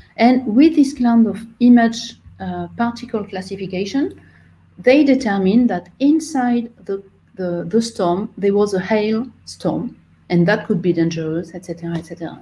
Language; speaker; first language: English; non-native, fluent; French